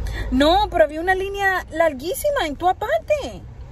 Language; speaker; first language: Spanish; early bilingual, other home language; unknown